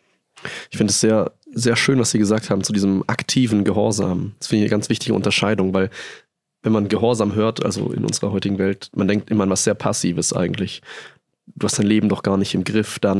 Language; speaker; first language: German; native; German